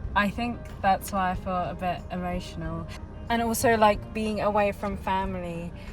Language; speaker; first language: English; early bilingual, other home language; Turkish